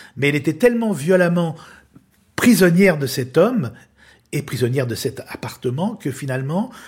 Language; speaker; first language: French; native; French